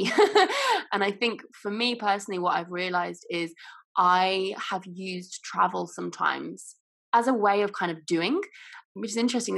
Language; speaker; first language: English; native; English